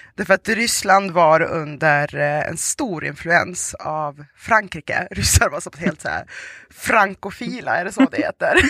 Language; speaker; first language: Swedish; early bilingual, other home language; Russian